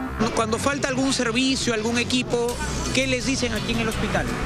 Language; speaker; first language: Spanish; native; Spanish